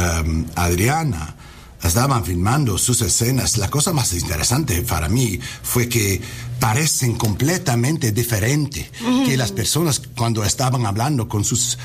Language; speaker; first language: Spanish; non-native, learner; English